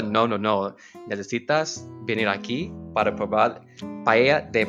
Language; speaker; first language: Spanish; non-native, learner; English